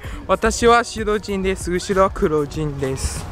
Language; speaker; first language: Japanese; non-native, learner; Filipino